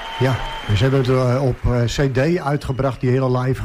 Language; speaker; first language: Dutch; native; Dutch